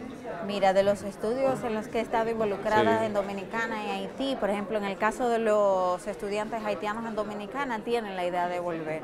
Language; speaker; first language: Spanish; native; Spanish